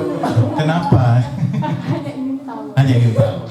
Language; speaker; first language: Indonesian; native; Indonesian